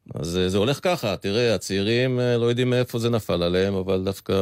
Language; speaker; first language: Hebrew; native; Hebrew